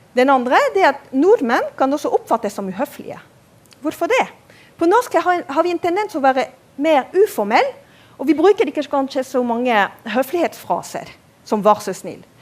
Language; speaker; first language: Norwegian; non-native, fluent; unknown